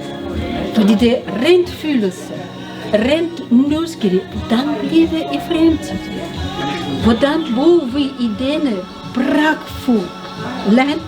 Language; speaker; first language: Danish; non-native, learner; Russian